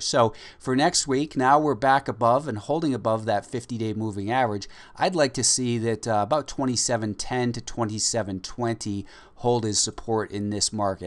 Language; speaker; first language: English; native; English